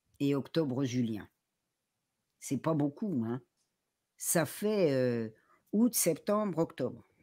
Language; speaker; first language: French; native; French